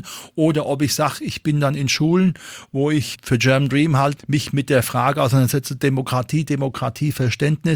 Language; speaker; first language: German; native; German